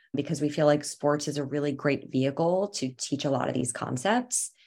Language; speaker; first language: English; native; English